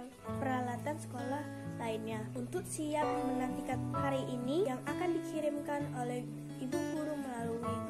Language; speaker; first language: Indonesian; native; Indonesian